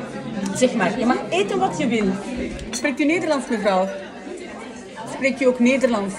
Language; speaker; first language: Dutch; non-native, fluent; French